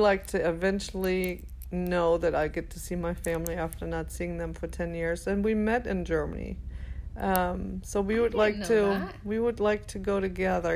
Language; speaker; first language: English; non-native, fluent; German